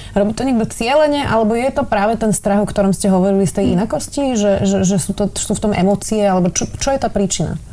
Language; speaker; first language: Slovak; native; Slovak